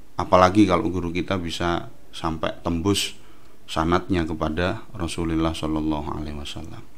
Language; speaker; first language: Indonesian; non-native, local second language; Javanese